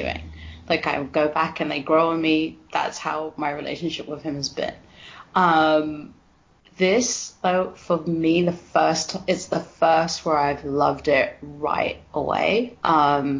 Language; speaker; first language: English; native; English